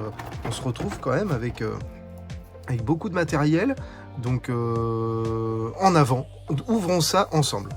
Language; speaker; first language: French; native; French